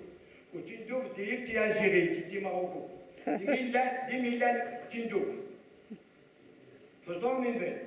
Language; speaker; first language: Danish; non-native, learner; Arabic